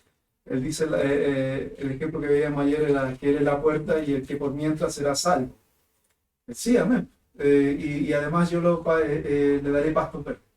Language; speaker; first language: Spanish; native; Spanish